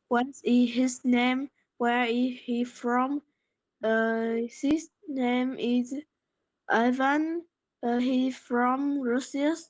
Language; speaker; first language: English; non-native, learner; Polish